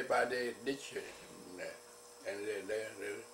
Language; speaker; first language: English; non-native, learner; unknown